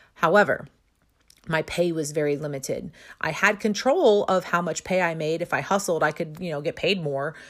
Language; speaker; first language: English; native; English